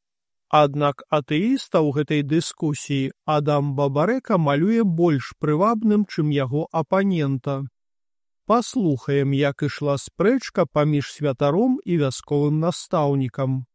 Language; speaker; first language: Belarusian; native; Belarusian